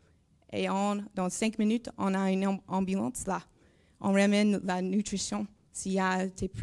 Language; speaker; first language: French; non-native, learner; English